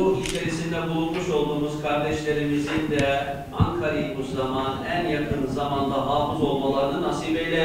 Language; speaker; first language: Turkish; native; Turkish